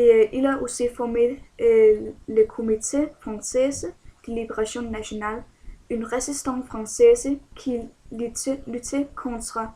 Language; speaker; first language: French; non-native, learner; Danish